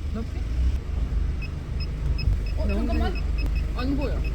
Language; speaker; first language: Korean; non-native, learner; Russian